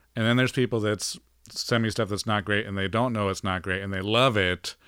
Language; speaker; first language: English; native; English